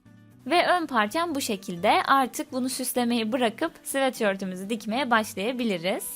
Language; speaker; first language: Turkish; native; Turkish